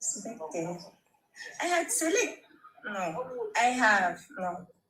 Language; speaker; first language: English; non-native, learner; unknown